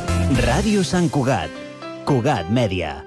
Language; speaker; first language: Catalan; native; Catalan